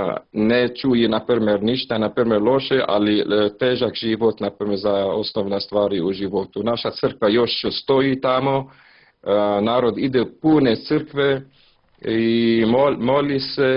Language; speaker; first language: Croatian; non-native, learner; Arabic